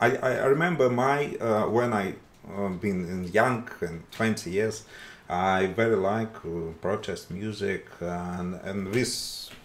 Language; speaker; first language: English; non-native, learner; Russian